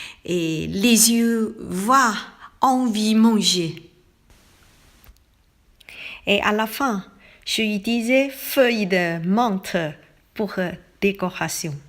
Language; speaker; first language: French; non-native, learner; Thai